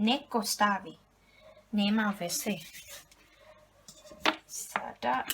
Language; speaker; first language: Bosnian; non-native, learner; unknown